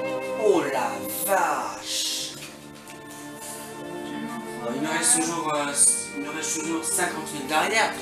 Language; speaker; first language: French; native; French